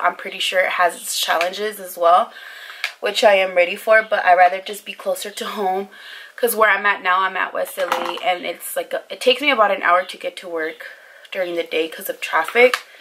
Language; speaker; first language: English; early bilingual, other home language; Spanish